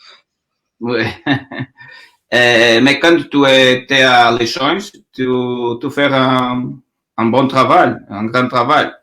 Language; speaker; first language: French; non-native, learner; Portuguese